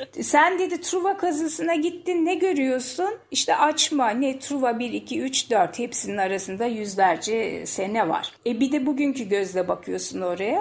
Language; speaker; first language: Turkish; native; Turkish